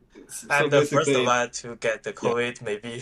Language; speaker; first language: English; non-native, fluent; Chinese